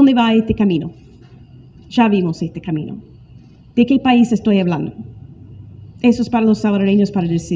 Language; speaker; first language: Spanish; non-native, fluent; English